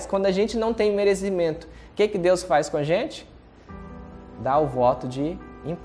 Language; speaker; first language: Portuguese; native; Portuguese